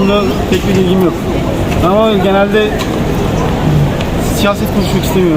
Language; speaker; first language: Turkish; native; Turkish